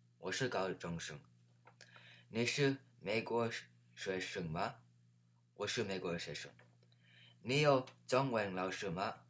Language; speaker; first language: Chinese; non-native, learner; English